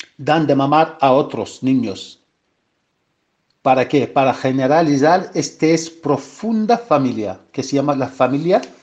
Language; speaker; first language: Spanish; non-native, fluent; Arabic